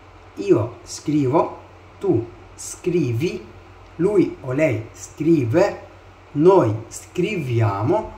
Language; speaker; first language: Italian; non-native, fluent; Arabic